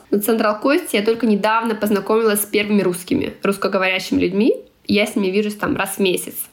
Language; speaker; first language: Russian; non-native, local second language; Tatar